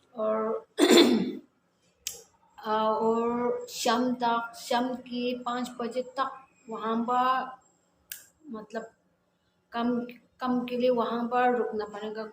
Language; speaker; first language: Hindi; non-native, learner; Tibetan